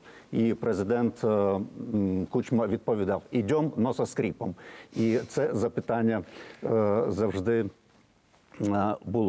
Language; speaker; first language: Ukrainian; non-native, fluent; Lithuanian